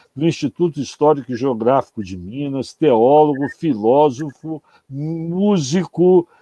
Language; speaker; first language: Portuguese; native; Portuguese